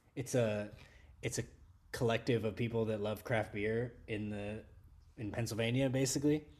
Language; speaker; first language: English; native; English